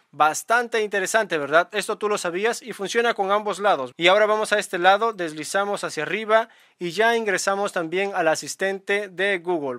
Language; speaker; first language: Spanish; native; Spanish